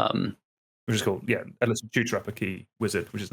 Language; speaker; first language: English; native; English